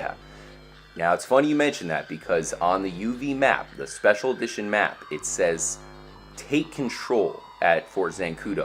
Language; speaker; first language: English; native; English